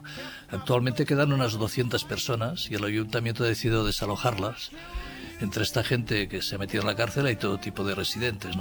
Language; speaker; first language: Spanish; native; Spanish